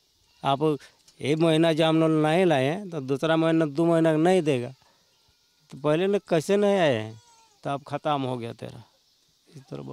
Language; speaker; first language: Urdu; non-native, local second language; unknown